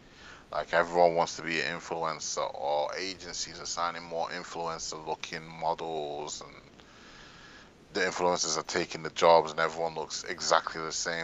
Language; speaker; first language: English; native; English